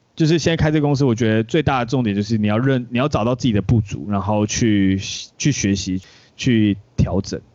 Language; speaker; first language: Chinese; native; Chinese